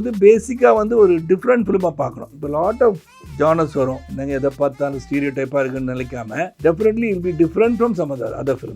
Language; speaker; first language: Tamil; native; Tamil